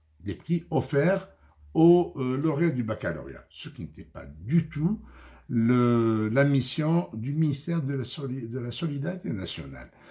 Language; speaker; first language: French; non-native, local second language; Arabic